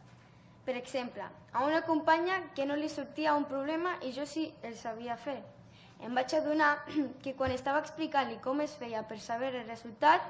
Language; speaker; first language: Catalan; early bilingual, other home language; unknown